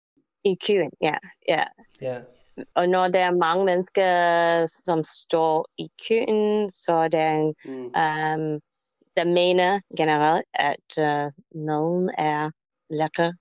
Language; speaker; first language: Danish; non-native, learner; English